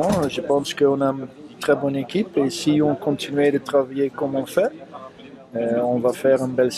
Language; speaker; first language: French; non-native, fluent; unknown